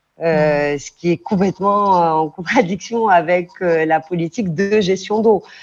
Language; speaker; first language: French; non-native, local second language; Arabic